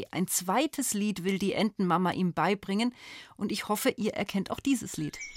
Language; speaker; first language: German; native; German